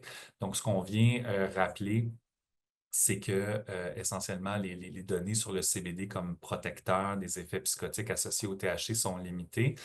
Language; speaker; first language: French; native; French